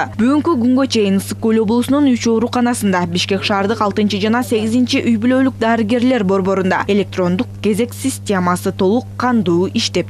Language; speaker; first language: Kyrgyz; native; Kyrgyz